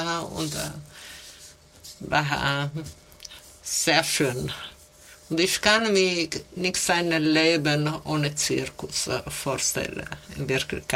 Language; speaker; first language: German; non-native, learner; Italian